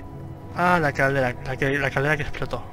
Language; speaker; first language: Spanish; native; Spanish